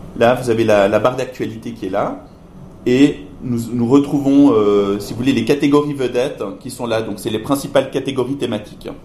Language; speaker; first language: French; native; French